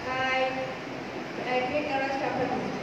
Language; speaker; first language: English; non-native, learner; Bangla